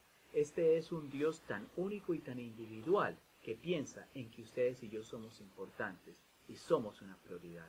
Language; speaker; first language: Spanish; native; Spanish